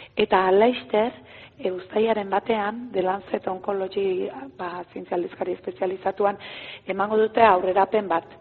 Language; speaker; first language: Basque; native; Basque